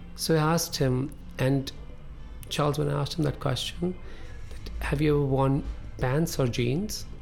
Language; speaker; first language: English; non-native, local second language; Punjabi